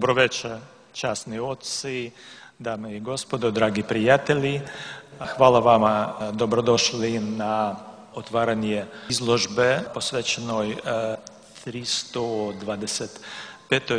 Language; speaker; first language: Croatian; non-native, learner; Russian